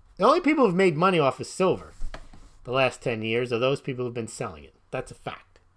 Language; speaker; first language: English; native; English